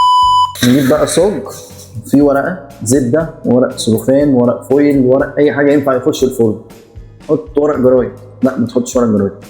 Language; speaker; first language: Arabic; native; Arabic